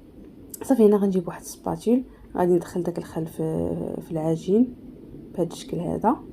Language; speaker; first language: Arabic; native; Arabic